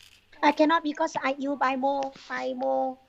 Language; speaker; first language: English; non-native, learner; Vietnamese